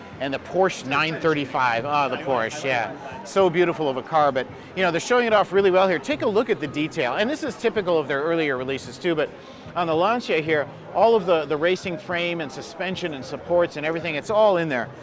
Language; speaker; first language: English; native; English